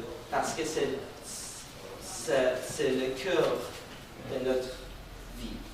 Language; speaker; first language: French; non-native, fluent; Persian